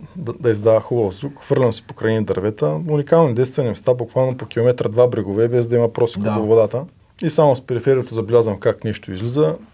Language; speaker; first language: Bulgarian; native; Bulgarian